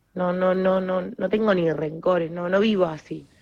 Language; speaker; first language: Spanish; native; Spanish